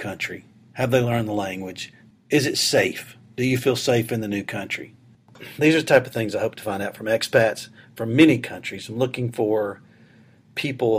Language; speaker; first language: English; native; English